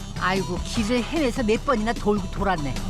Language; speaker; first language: Korean; native; Korean